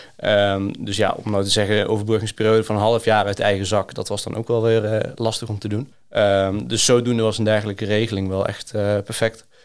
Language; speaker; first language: Dutch; early bilingual, other home language; Greek